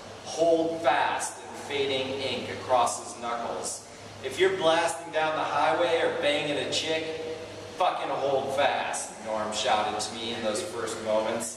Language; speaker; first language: English; native; English